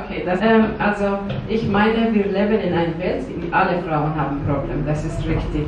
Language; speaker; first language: German; non-native, learner; Persian